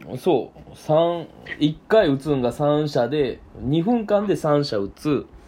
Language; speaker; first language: Japanese; native; Japanese